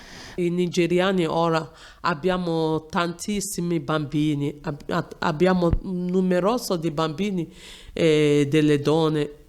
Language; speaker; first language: Italian; non-native, learner; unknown